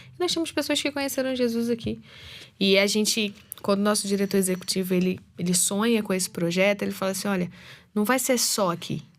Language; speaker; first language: Portuguese; native; Portuguese